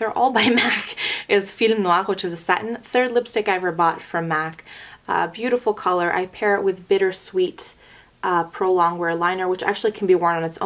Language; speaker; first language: English; native; English